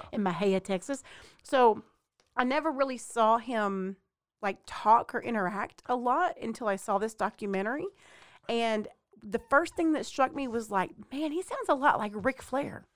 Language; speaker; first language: English; native; English